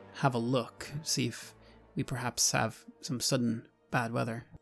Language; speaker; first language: English; non-native, fluent; Swedish